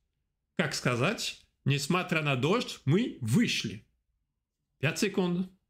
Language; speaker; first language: Russian; non-native, fluent; French